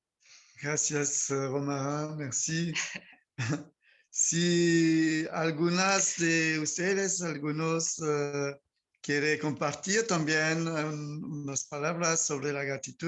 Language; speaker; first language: Spanish; non-native, learner; French